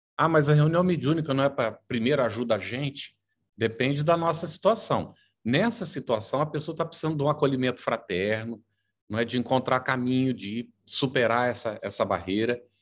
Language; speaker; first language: Portuguese; native; Portuguese